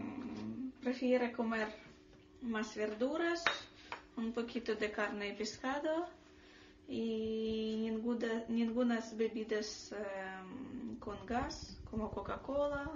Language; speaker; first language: Spanish; non-native, learner; Russian